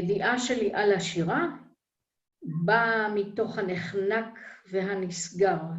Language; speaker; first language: Hebrew; native; Hebrew